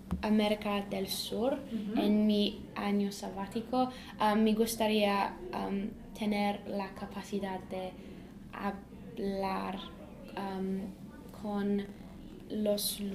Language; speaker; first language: Spanish; non-native, learner; English